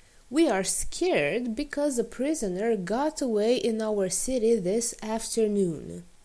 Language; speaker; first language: English; non-native, fluent; Romanian